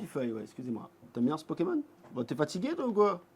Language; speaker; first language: French; native; French